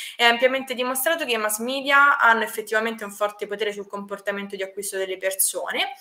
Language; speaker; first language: Italian; native; Italian